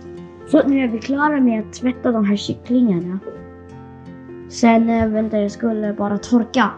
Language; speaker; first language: Swedish; non-native, learner; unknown